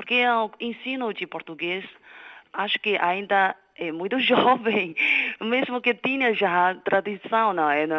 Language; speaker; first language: Portuguese; non-native, fluent; Chinese